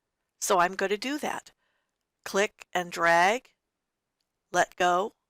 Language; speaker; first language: English; native; English